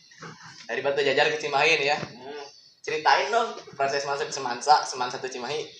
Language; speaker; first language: Indonesian; non-native, local second language; Sundanese